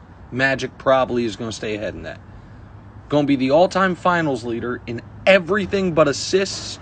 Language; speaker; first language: English; native; English